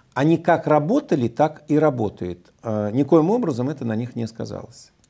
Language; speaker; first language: Russian; native; Russian